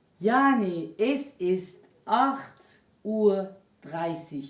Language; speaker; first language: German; non-native, fluent; Turkish